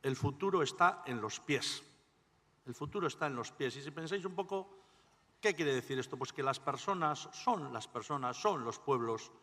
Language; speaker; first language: Spanish; native; Spanish